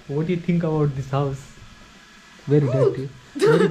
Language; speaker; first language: English; non-native, learner; Hindi